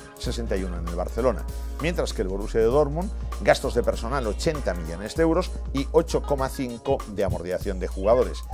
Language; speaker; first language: Spanish; native; Spanish